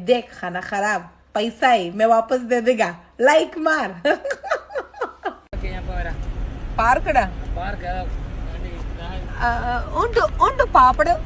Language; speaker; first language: Hindi; non-native, local second language; Pashto